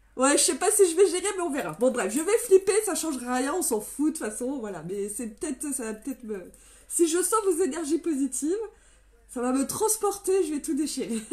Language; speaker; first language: French; native; French